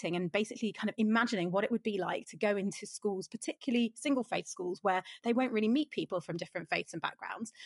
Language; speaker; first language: English; native; English